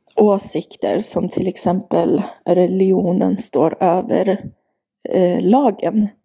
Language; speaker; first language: Swedish; early bilingual, other home language; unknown